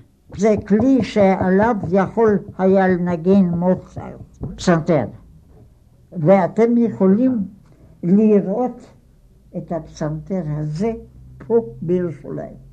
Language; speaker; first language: Hebrew; non-native, fluent; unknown